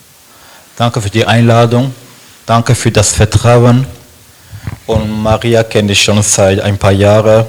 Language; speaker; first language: German; non-native, learner; French